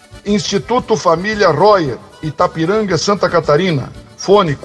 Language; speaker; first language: Portuguese; native; Portuguese